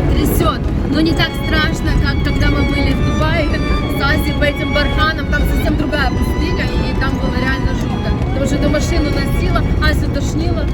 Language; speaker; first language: Russian; native; Russian